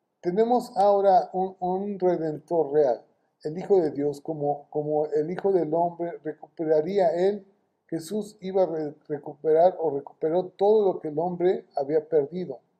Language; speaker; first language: Spanish; native; Spanish